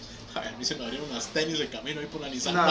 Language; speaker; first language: Spanish; native; Spanish